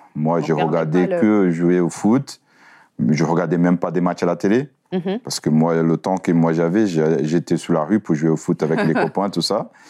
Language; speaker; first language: French; non-native, fluent; Portuguese